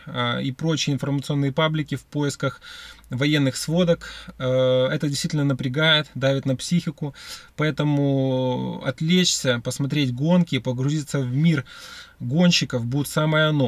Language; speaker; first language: Russian; native; Russian